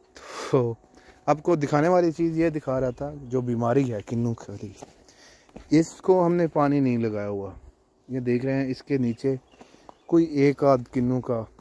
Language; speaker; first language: Urdu; non-native, local second language; Punjabi